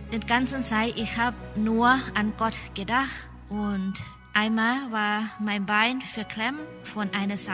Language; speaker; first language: German; non-native, learner; Thai